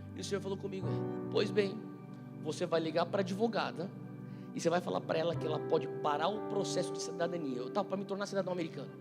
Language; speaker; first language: Portuguese; native; Portuguese